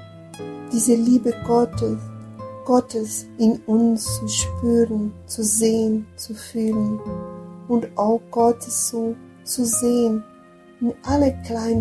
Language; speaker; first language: German; non-native, fluent; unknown